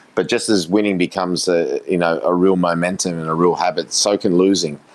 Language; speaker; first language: English; native; English